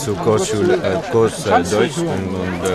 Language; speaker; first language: German; non-native, learner; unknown